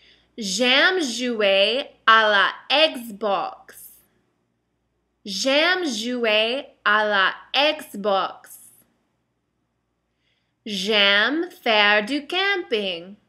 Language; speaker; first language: French; non-native, fluent; English